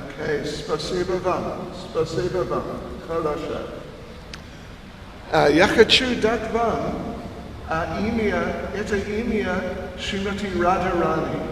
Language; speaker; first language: Russian; non-native, learner; English